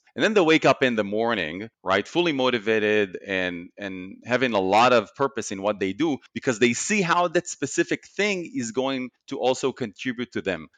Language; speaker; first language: English; non-native, fluent; Hebrew